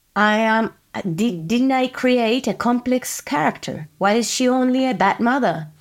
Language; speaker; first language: English; non-native, fluent; Spanish